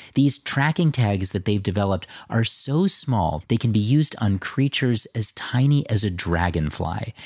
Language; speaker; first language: English; native; English